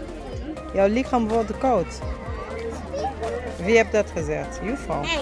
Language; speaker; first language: Dutch; non-native, fluent; Lingala